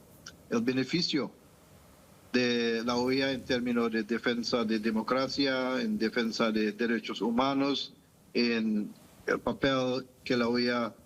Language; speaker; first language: Spanish; non-native, fluent; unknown